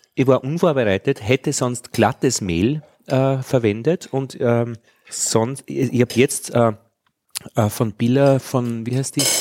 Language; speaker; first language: German; native; German